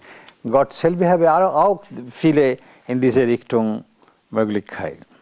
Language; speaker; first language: German; non-native, learner; Bangla